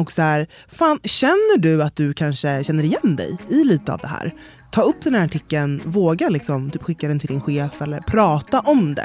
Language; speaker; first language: Swedish; native; Swedish